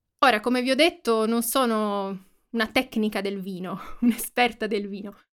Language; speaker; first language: Italian; native; Italian